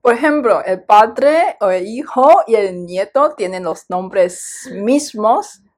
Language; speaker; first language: Spanish; non-native, fluent; Chinese